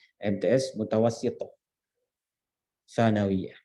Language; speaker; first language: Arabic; non-native, fluent; Indonesian